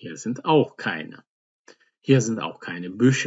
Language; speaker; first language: German; non-native, fluent; Turkish